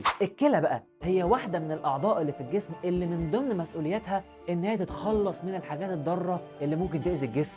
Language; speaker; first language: Arabic; native; Arabic